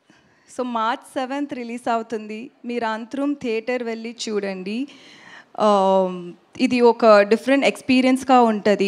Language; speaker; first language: Telugu; non-native, learner; Tamil